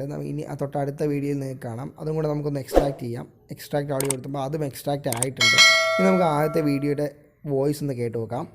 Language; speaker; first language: Malayalam; native; Malayalam